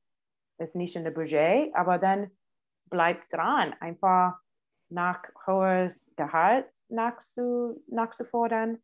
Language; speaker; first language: German; non-native, fluent; English